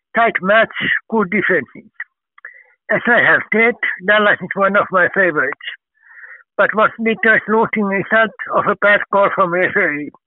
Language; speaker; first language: English; non-native, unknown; Finnish